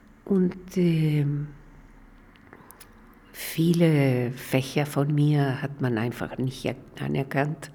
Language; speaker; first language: German; non-native, fluent; Spanish